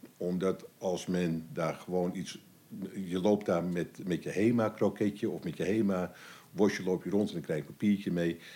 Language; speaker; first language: Dutch; native; Dutch